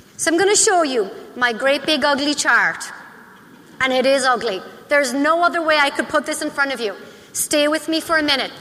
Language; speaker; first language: English; native; English